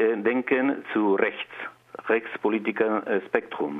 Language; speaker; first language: German; non-native, learner; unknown